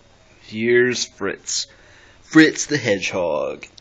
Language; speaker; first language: English; native; English